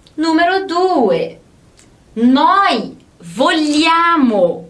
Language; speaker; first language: Italian; non-native, fluent; Portuguese